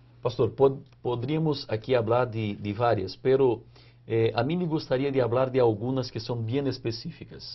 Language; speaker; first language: Spanish; non-native, fluent; Portuguese